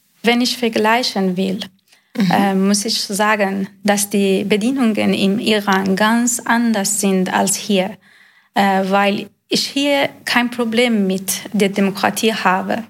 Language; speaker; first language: German; non-native, learner; Persian